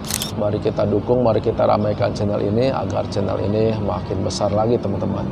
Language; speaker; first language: Indonesian; native; Indonesian